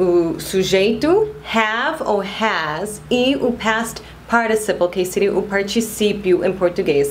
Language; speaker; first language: Portuguese; non-native, fluent; English